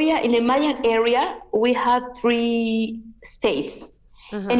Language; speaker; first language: English; non-native, fluent; Yucateco